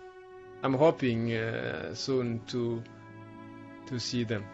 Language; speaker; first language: English; non-native, learner; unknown